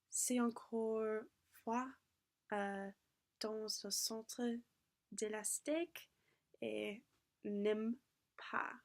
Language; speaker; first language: French; non-native, learner; English